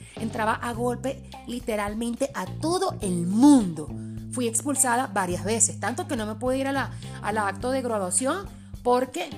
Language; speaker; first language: Spanish; early bilingual, other home language; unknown